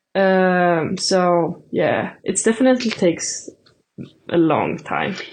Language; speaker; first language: English; non-native, fluent; Swedish